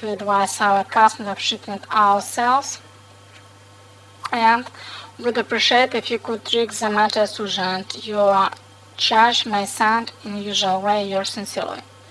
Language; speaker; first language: English; non-native, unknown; Russian